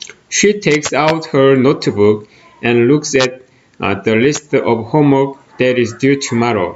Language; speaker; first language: English; non-native, fluent; Korean